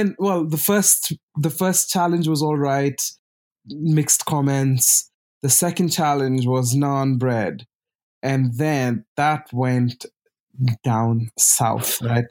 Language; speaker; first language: English; non-native, local second language; Tamil